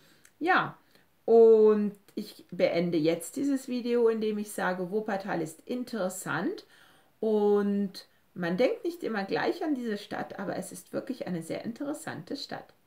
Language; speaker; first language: German; non-native, fluent; French